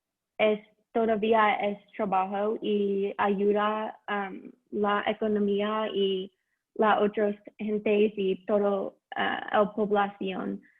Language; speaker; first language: Spanish; non-native, learner; English